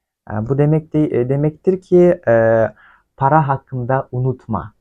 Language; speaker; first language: Turkish; non-native, fluent; Kyrgyz